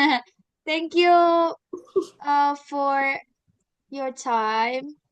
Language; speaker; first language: English; non-native, learner; Indonesian